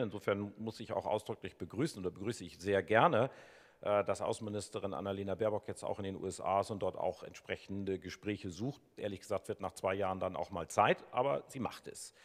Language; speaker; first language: German; native; German